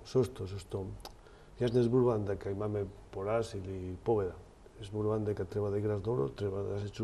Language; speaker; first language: Macedonian; non-native, learner; Spanish